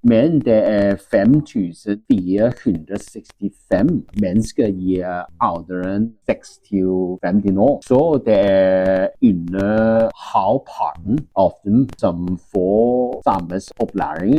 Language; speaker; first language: Norwegian; non-native, learner; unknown